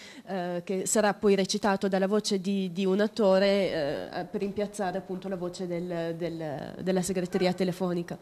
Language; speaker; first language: Italian; native; Italian